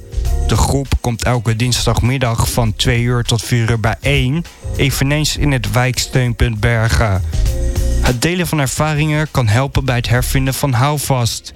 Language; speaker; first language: Dutch; native; Dutch